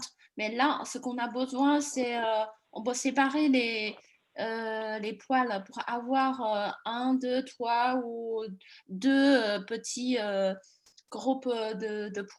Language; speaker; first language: French; non-native, fluent; Chinese